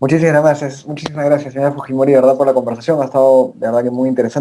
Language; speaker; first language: Spanish; native; Spanish